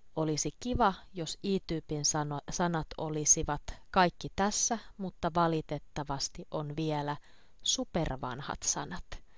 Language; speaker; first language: Finnish; non-native, fluent; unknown